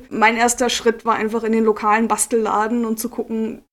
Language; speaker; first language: German; native; German